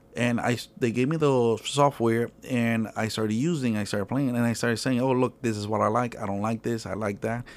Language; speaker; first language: English; early bilingual, other home language; Spanish